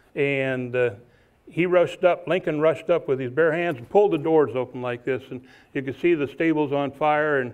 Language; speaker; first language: English; native; English